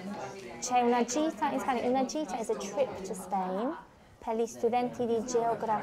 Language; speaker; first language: Italian; non-native, fluent; English